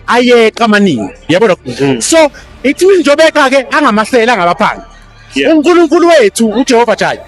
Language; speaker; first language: Zulu; native; Zulu